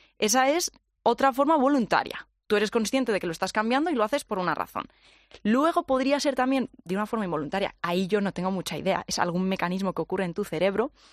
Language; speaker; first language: Spanish; native; Spanish